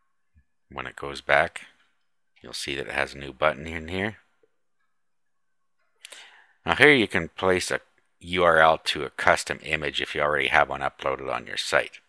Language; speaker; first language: English; native; English